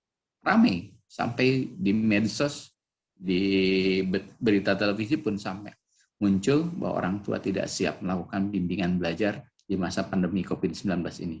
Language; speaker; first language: Indonesian; native; Indonesian